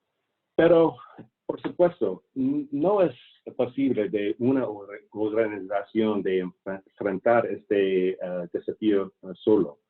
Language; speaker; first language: Spanish; non-native, fluent; English